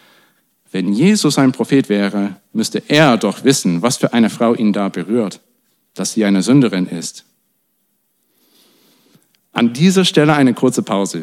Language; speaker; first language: German; non-native, fluent; English